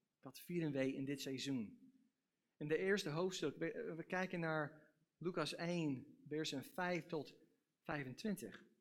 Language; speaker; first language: Dutch; non-native, fluent; English